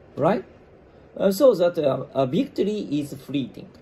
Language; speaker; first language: English; non-native, fluent; Japanese